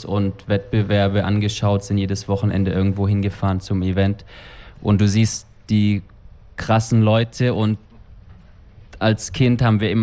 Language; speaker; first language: German; native; German